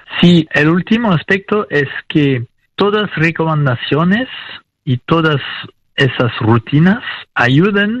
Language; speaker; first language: Spanish; non-native, fluent; French